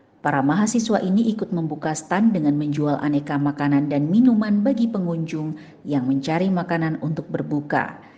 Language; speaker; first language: Indonesian; native; Indonesian